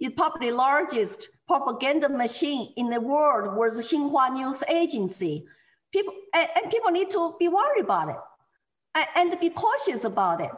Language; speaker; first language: English; non-native, fluent; Chinese